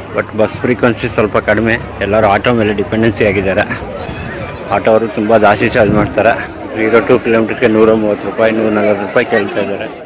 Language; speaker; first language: Kannada; non-native, local second language; Tamil